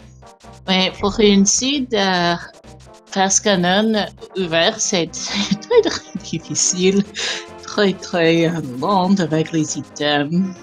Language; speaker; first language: French; non-native, fluent; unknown